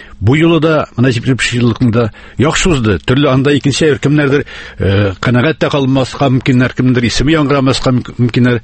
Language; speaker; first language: Tatar; native; Tatar